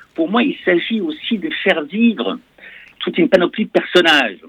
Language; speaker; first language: French; non-native, fluent; German